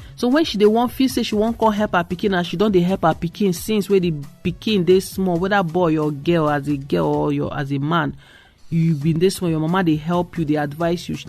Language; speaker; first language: Nigerian Pidgin; non-native, local second language; Igbo